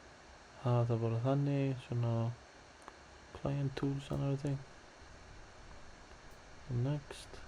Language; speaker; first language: Icelandic; non-native, learner; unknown